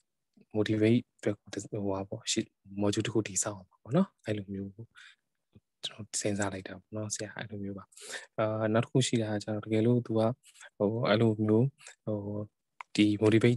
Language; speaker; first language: Burmese; native; Burmese